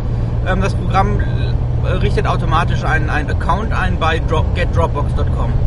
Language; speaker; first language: German; native; German